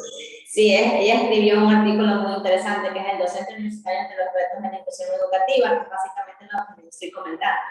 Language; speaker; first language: Spanish; native; Spanish